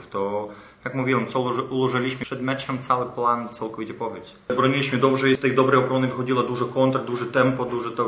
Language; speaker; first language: Polish; non-native, fluent; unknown